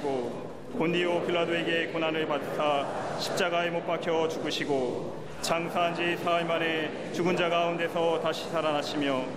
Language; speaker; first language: Korean; native; Korean